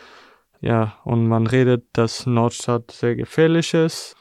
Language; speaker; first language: German; non-native, fluent; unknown